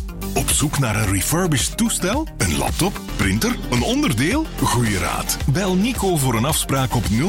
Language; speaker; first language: Dutch; native; Dutch